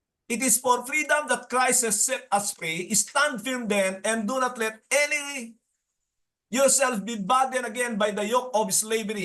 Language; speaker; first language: English; non-native, local second language; Filipino